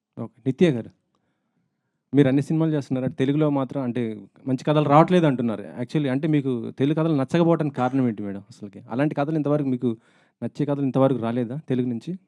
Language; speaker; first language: Telugu; native; Telugu